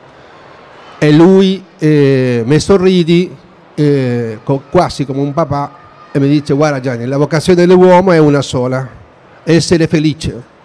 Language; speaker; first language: Italian; non-native, fluent; Spanish